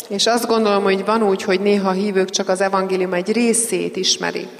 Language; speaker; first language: Hungarian; native; Hungarian